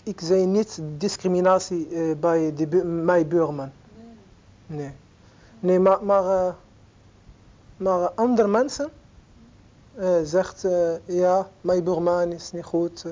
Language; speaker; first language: Dutch; non-native, learner; Arabic